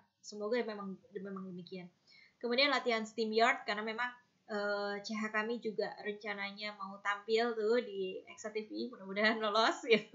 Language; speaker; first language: Indonesian; native; Indonesian